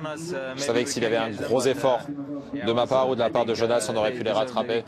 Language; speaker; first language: French; non-native, fluent; Slovenian